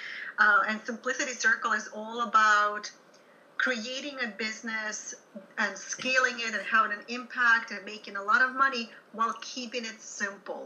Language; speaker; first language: English; non-native, fluent; Ukrainian